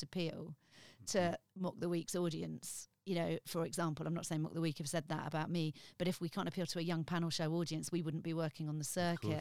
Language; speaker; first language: English; native; English